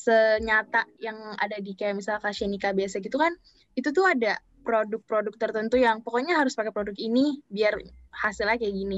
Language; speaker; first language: Indonesian; native; Indonesian